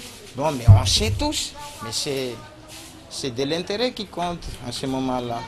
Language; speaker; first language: French; non-native, local second language; Malagasy